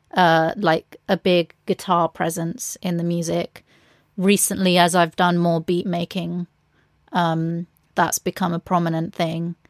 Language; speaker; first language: English; native; English